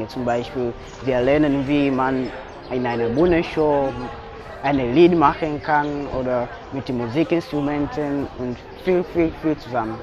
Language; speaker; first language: German; non-native, learner; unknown